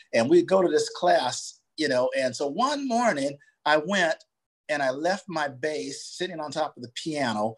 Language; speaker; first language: English; native; English